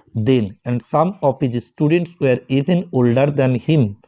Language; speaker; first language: English; non-native, local second language; Bangla